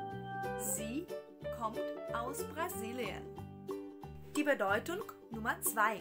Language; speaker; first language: German; non-native, fluent; Ukrainian